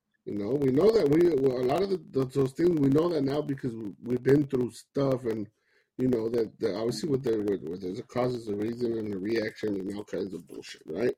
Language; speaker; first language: English; early bilingual, other home language; Spanish